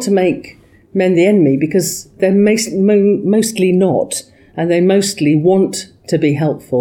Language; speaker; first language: English; native; English